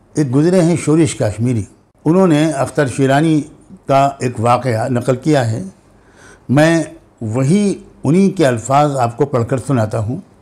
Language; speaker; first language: Hindi; native; Hindi